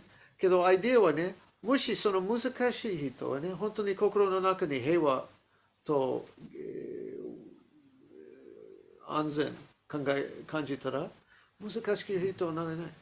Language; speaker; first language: Japanese; non-native, learner; English